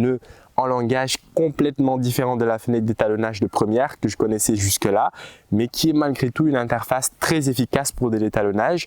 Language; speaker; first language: French; native; French